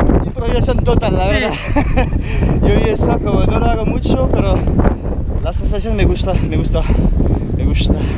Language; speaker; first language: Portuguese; non-native, learner; Spanish